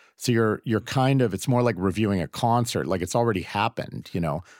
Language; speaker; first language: English; native; English